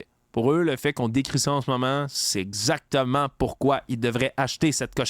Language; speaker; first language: French; native; French